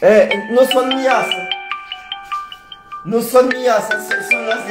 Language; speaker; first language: Spanish; non-native, learner; French